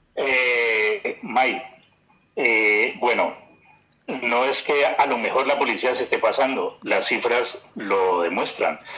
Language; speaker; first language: Spanish; native; Spanish